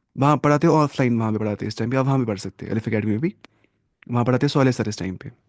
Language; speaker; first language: Urdu; non-native, local second language; Kashmiri